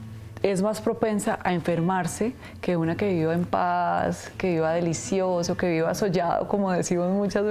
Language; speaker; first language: Spanish; native; Spanish